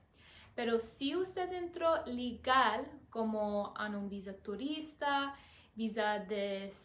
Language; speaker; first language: Spanish; non-native, learner; English